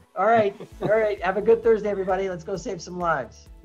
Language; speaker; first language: English; native; English